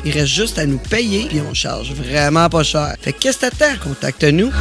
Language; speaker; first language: French; native; French